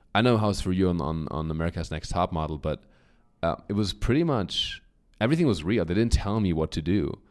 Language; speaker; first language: English; non-native, fluent; German